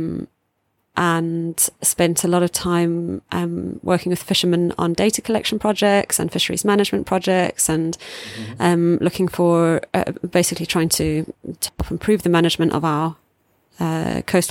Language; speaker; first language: English; native; English